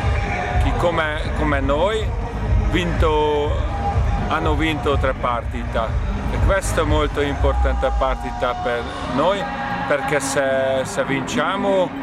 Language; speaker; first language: Italian; non-native, learner; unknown